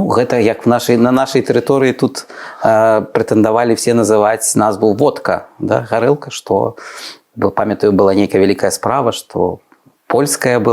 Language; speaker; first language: Belarusian; native; Belarusian